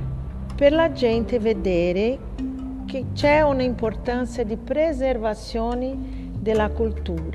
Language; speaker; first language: Italian; non-native, fluent; Portuguese